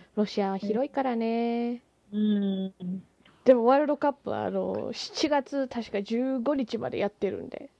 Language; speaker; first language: Japanese; native; Japanese